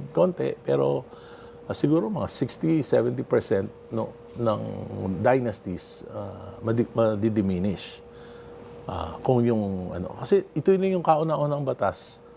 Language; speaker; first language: Filipino; native; Filipino